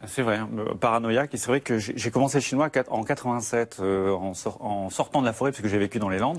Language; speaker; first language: French; native; French